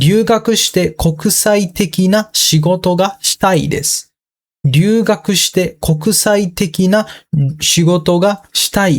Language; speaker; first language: Japanese; non-native, fluent; Sinhala